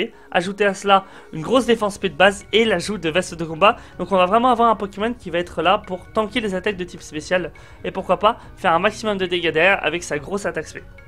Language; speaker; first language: French; native; French